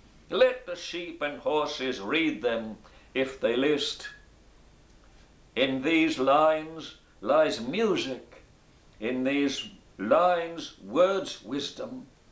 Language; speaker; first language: English; native; English